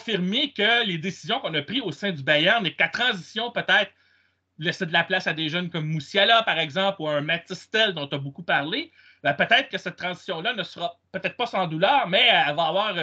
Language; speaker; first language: French; native; French